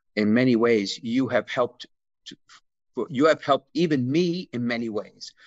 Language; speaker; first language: English; native; English